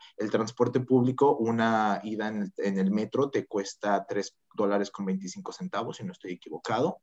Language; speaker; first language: Spanish; native; Spanish